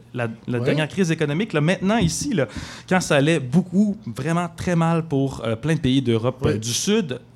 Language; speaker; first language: French; native; French